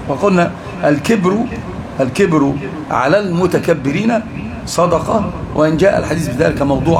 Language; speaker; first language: Arabic; native; Arabic